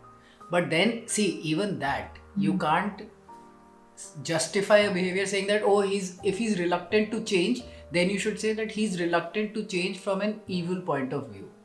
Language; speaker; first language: English; non-native, local second language; Hindi